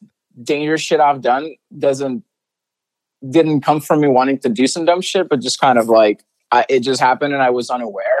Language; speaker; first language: English; non-native, fluent; Spanish